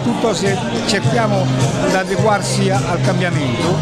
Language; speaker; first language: Italian; native; Italian